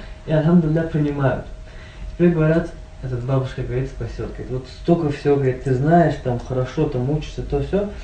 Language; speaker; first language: Russian; non-native, fluent; Azerbaijani